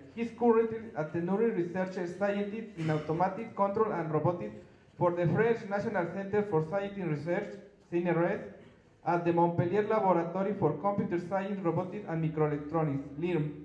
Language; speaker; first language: English; non-native, fluent; Spanish